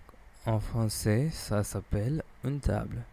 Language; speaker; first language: French; non-native, learner; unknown